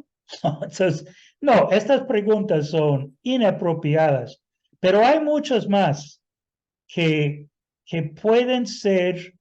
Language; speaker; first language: Spanish; non-native, fluent; English